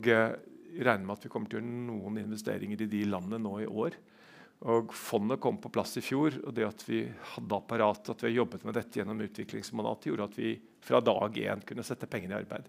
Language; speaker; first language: Norwegian; native; Norwegian